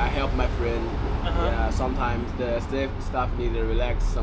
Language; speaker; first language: English; non-native, learner; Chinese